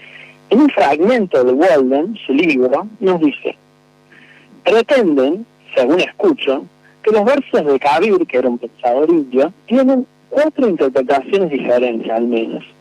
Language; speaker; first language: Spanish; native; Spanish